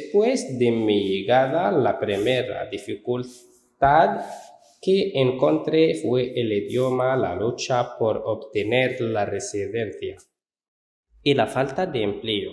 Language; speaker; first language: Spanish; non-native, learner; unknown